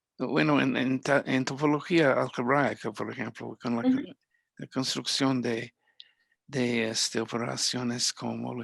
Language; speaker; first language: Spanish; non-native, fluent; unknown